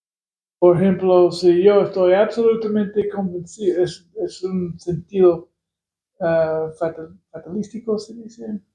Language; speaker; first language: Spanish; non-native, fluent; English